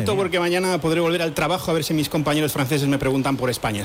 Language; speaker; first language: Spanish; native; Spanish